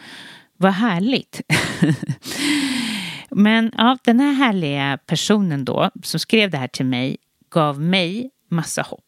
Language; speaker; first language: Swedish; native; Swedish